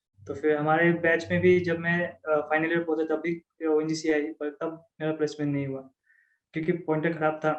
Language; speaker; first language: Hindi; non-native, local second language; Assamese